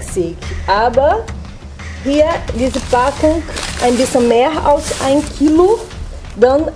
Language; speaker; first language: German; non-native, learner; Portuguese